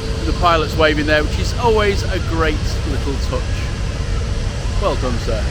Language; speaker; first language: English; native; English